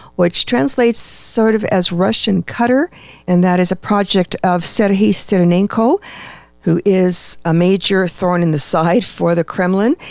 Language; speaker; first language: English; early bilingual, other home language; Ukrainian